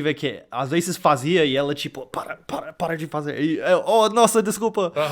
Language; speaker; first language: Portuguese; non-native, fluent; English